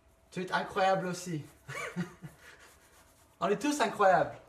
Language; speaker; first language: French; non-native, fluent; English